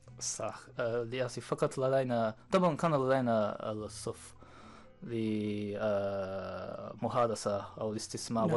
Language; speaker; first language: Arabic; non-native, learner; Japanese